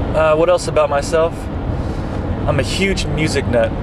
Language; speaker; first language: English; native; English